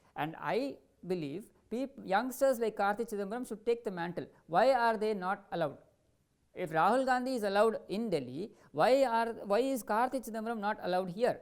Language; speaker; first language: English; non-native, local second language; Tamil